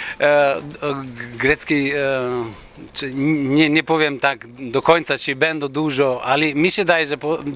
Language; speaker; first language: Polish; non-native, learner; Greek